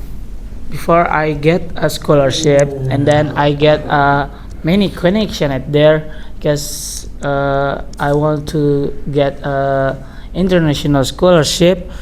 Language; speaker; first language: English; non-native, learner; Indonesian